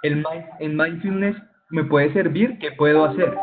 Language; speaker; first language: Spanish; native; Spanish